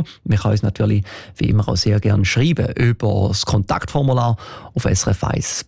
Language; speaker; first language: German; native; German